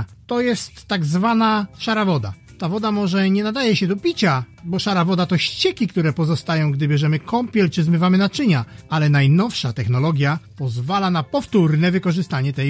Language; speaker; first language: Polish; native; Polish